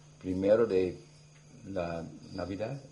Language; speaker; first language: Spanish; non-native, learner; English